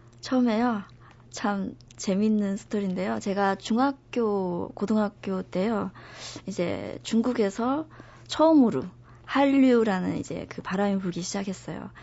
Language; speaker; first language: Korean; non-native, fluent; Chinese